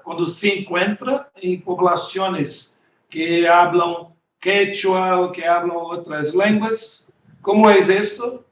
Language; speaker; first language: Spanish; non-native, learner; Portuguese